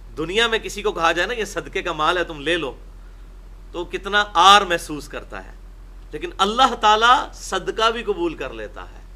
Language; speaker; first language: Urdu; non-native, local second language; Punjabi